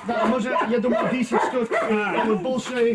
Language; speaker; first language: Russian; non-native, learner; English